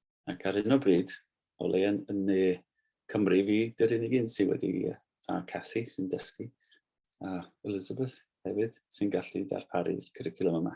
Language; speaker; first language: Welsh; native; Welsh